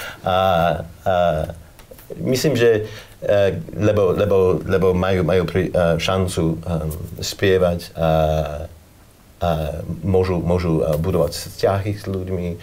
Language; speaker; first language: Slovak; non-native, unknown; English